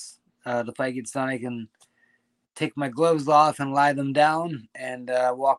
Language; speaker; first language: English; native; English